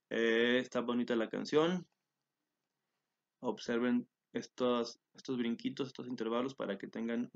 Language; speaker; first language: Spanish; native; Spanish